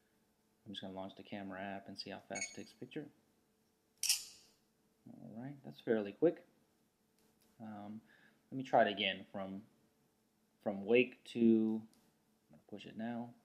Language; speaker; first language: English; native; English